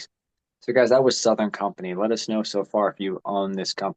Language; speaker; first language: English; native; English